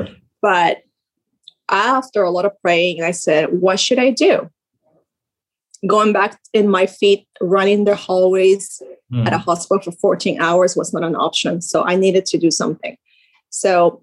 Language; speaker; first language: English; native; English